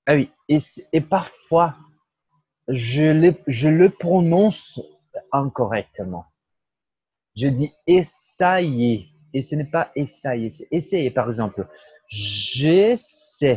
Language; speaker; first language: French; non-native, fluent; Portuguese